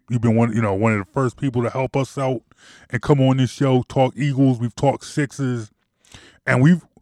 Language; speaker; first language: English; native; English